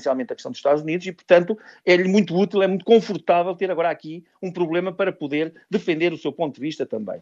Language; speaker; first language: Portuguese; native; Portuguese